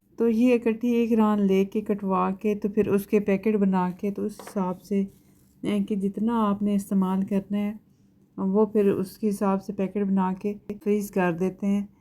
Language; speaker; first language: Urdu; native; Urdu